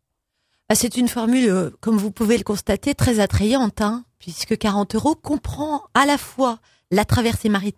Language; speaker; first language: French; native; French